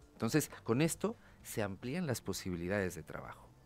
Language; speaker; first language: Spanish; native; Spanish